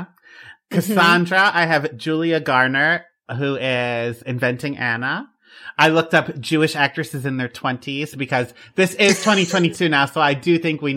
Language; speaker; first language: English; native; English